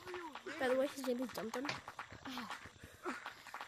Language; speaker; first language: English; native; English